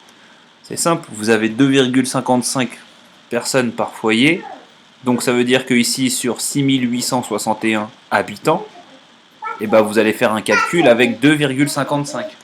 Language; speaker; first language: French; native; French